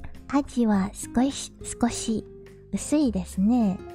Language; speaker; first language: Japanese; non-native, learner; English